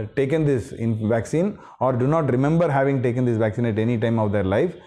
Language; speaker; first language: English; non-native, local second language; Tamil